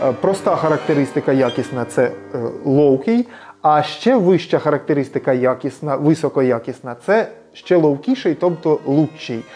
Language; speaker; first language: Ukrainian; native; Ukrainian